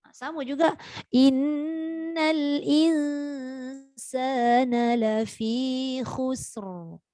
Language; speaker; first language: Malay; native; Malay